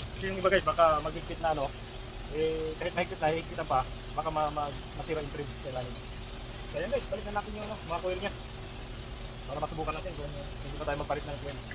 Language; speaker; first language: Filipino; non-native, local second language; Cebuano